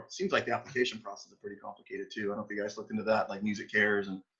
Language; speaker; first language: English; native; English